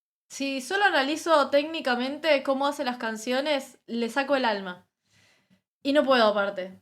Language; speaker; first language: Spanish; native; Spanish